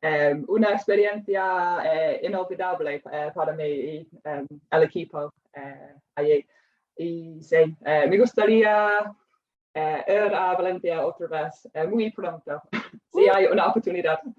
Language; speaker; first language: Spanish; non-native, fluent; English